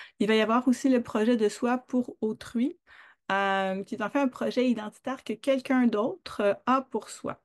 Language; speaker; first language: French; native; French